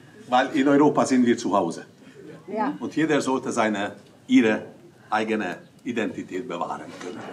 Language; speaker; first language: German; non-native, fluent; Hungarian